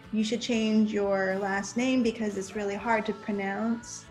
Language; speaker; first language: English; native; English